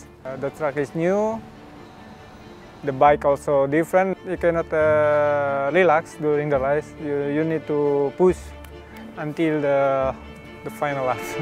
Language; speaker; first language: English; non-native, learner; Indonesian